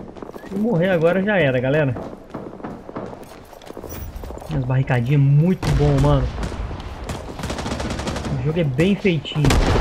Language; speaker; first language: Portuguese; native; Portuguese